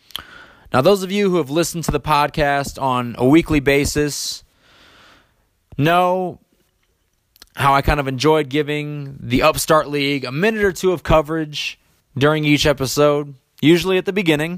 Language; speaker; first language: English; native; English